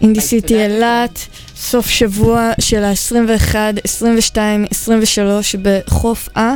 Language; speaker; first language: Hebrew; native; Hebrew